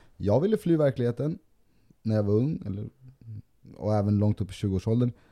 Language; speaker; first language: Swedish; early bilingual, other home language; Spanish